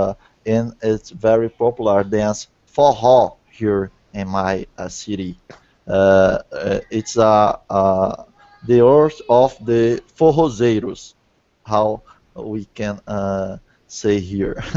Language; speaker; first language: English; non-native, learner; Portuguese